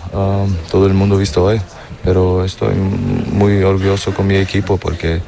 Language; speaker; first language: Spanish; non-native, learner; German